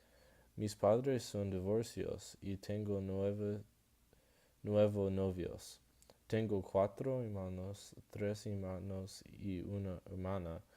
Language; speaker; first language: Spanish; non-native, learner; English